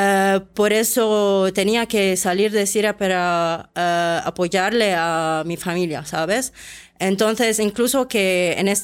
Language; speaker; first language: Spanish; non-native, fluent; Arabic